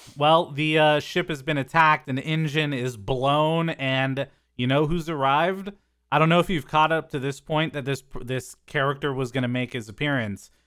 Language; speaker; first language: English; native; English